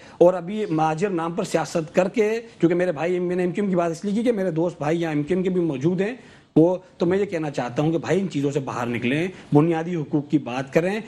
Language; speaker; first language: Urdu; native; Urdu